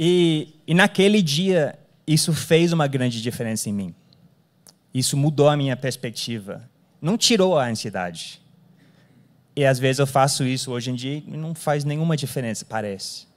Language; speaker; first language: Portuguese; non-native, fluent; English